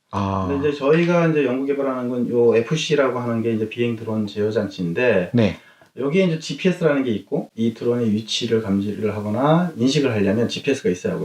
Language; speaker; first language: Korean; native; Korean